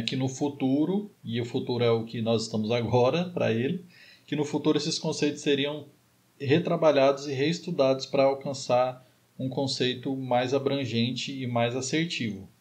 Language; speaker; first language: Portuguese; native; Portuguese